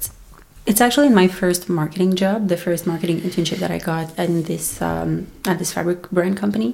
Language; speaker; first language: English; non-native, fluent; French